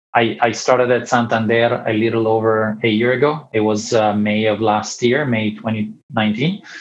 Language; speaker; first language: English; non-native, fluent; Italian